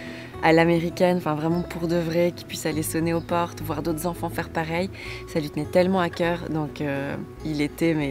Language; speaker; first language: French; native; French